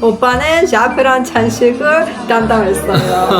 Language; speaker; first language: Korean; non-native, learner; Persian